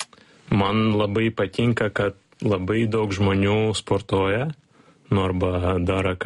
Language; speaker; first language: Lithuanian; non-native, learner; Ukrainian